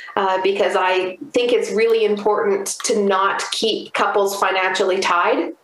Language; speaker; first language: English; native; English